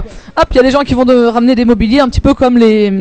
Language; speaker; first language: French; native; French